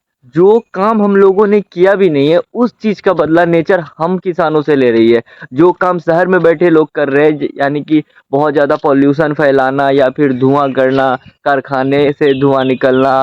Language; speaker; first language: Hindi; native; Hindi